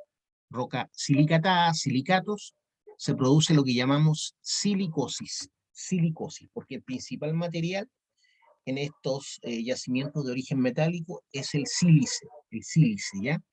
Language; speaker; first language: Spanish; native; Spanish